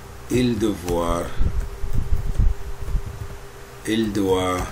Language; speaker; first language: French; non-native, fluent; Arabic